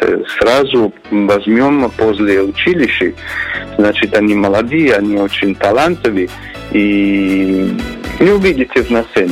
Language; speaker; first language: Russian; non-native, learner; Italian